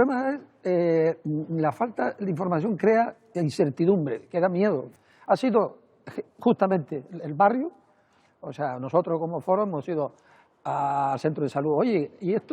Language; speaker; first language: Spanish; native; Spanish